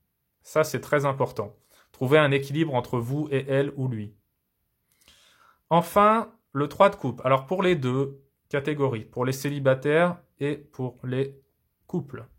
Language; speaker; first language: French; native; French